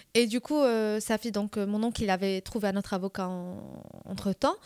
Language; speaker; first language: French; non-native, local second language; Arabic